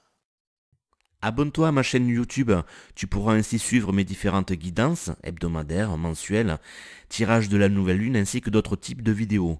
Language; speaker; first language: French; native; French